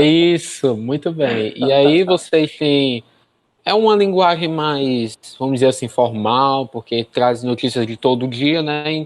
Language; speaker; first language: Portuguese; native; Portuguese